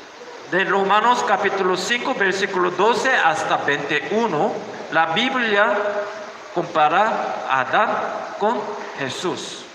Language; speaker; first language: Spanish; non-native, learner; Korean